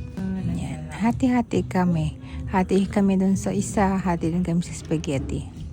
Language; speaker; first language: Filipino; non-native, local second language; Cebuano